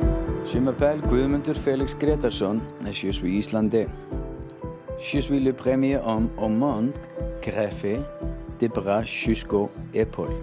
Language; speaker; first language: French; non-native, learner; Icelandic